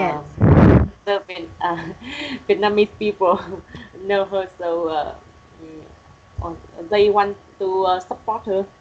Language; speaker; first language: English; non-native, learner; Vietnamese